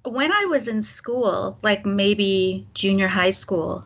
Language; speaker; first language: English; native; English